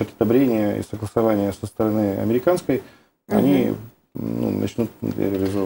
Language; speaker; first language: Russian; native; Russian